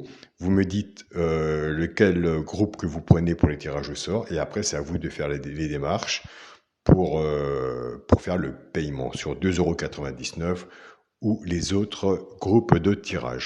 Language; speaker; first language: French; native; French